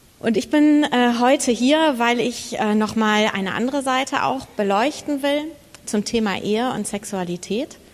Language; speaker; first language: German; native; German